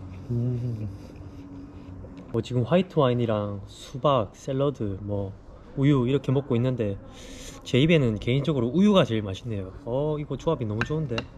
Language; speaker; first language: Korean; native; Korean